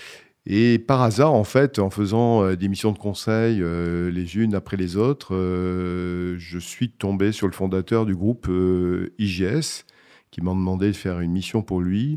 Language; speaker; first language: French; native; French